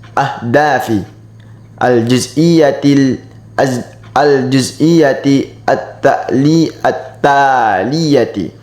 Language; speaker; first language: Arabic; non-native, learner; Indonesian